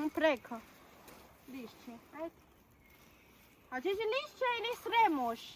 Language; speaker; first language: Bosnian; non-native, learner; Chinese